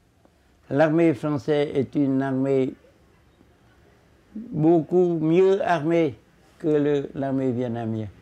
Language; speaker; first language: French; non-native, local second language; Vietnamese